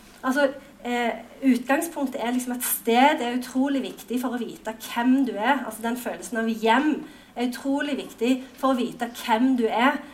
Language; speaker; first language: Norwegian; native; Norwegian